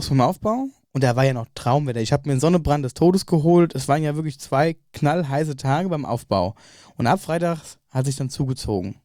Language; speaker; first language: German; native; German